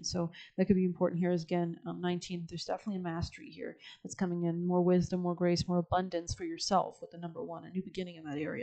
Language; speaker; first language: English; native; English